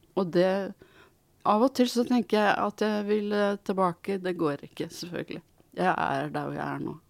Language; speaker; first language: Norwegian; early bilingual, other home language; Swedish